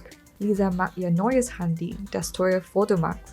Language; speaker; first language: German; non-native, learner; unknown